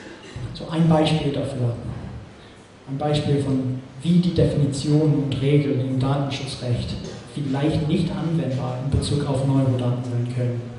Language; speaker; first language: German; non-native, fluent; English